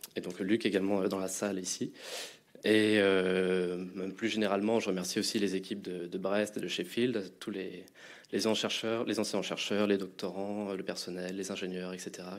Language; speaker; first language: French; native; French